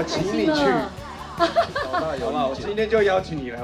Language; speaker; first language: Chinese; native; Chinese